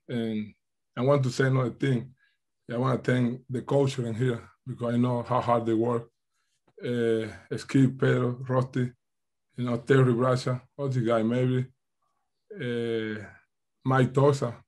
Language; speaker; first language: English; non-native, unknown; Spanish